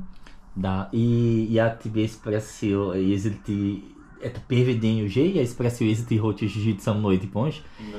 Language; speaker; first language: Russian; non-native, learner; Portuguese